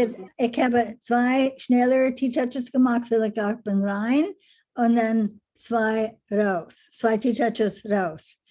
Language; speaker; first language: German; non-native, learner; English